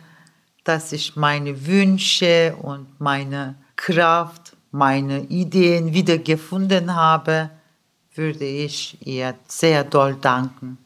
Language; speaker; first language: German; early bilingual, other home language; Turkish